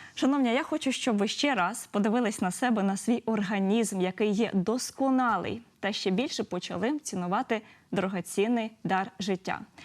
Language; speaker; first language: Ukrainian; native; Ukrainian